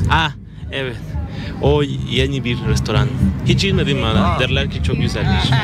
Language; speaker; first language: Turkish; non-native, fluent; Spanish